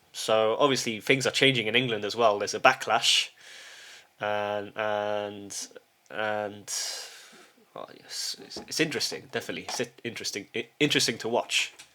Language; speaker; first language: English; early bilingual, heritage; English